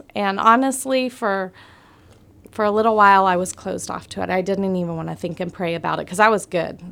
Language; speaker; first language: English; native; English